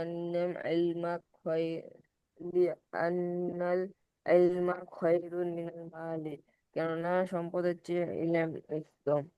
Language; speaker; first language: Arabic; non-native, learner; Bangla